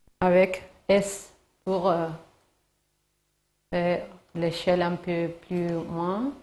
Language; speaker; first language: French; non-native, learner; Spanish